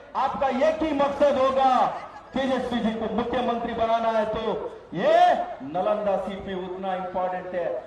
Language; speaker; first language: Hindi; non-native, local second language; Kannada